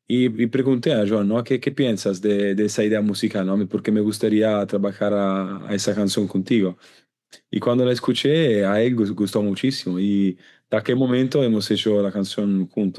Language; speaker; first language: Spanish; non-native, learner; Italian